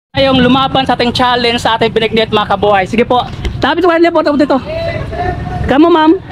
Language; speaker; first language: Filipino; non-native, local second language; Surigaonon